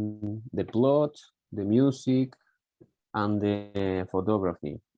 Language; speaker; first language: English; non-native, learner; Spanish